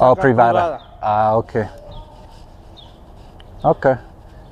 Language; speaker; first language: Spanish; non-native, learner; English